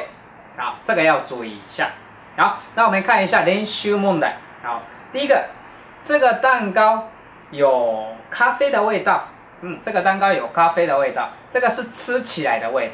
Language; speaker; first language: Chinese; non-native, fluent; Japanese